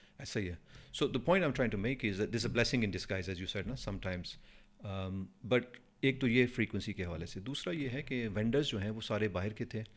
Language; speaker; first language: Urdu; non-native, fluent; Punjabi